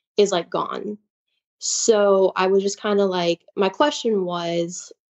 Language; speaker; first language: English; native; English